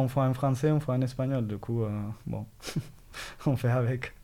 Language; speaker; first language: French; non-native, fluent; Spanish